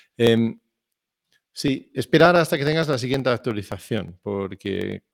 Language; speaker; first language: Spanish; non-native, fluent; Danish